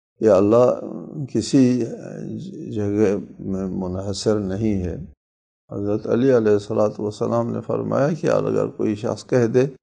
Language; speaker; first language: Urdu; non-native, local second language; Balti